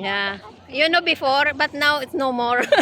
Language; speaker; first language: English; non-native, local second language; Filipino